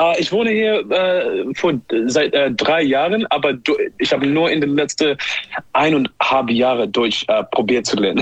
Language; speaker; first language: German; non-native, learner; English